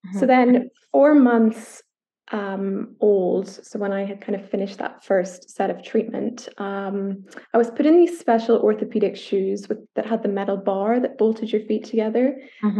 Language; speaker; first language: English; native; English